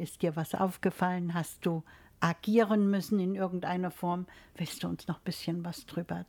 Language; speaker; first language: German; native; German